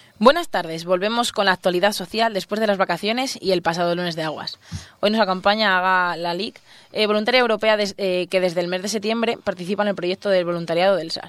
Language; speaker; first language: Spanish; native; Spanish